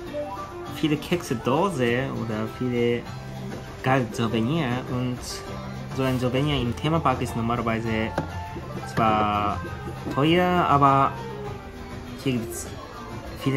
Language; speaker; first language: German; non-native, learner; Japanese